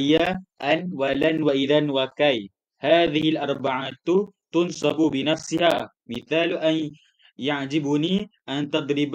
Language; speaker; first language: Arabic; non-native, learner; Malay